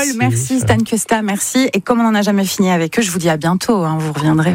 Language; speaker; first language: French; native; French